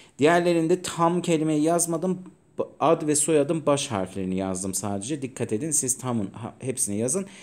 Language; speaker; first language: Turkish; native; Turkish